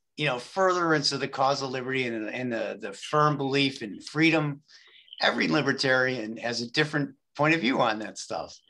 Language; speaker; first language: English; native; English